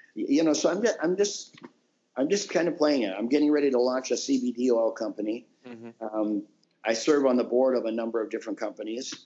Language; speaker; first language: English; native; English